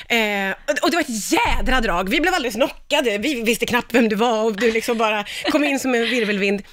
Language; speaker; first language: Swedish; native; Swedish